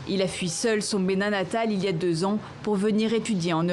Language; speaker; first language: French; native; French